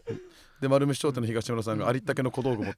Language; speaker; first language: Japanese; native; Japanese